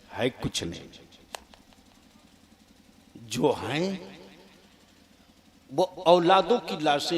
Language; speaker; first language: Hindi; native; Hindi